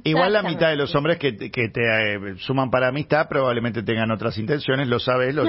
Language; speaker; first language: Spanish; native; Spanish